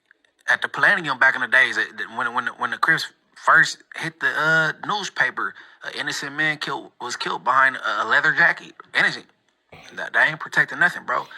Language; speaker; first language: English; native; English